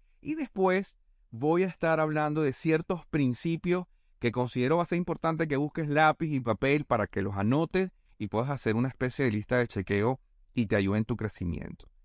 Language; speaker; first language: Spanish; native; Spanish